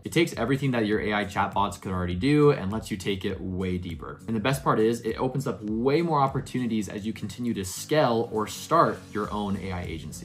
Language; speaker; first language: English; native; English